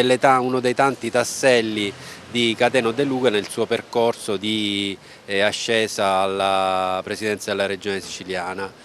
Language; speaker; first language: Italian; native; Italian